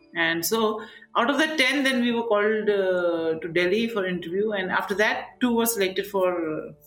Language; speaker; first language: English; non-native, local second language; Nepali